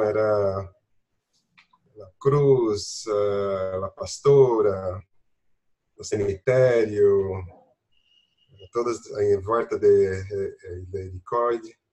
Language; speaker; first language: Spanish; non-native, learner; Portuguese